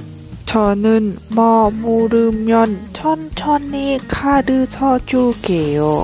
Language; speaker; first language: Korean; non-native, learner; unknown